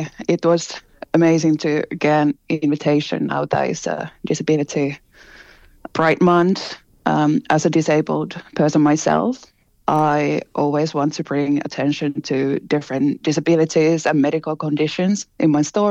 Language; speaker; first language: English; non-native, fluent; Finnish